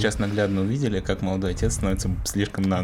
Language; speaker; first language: Russian; native; Russian